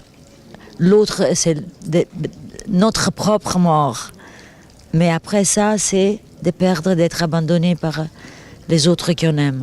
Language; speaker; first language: French; non-native, fluent; Italian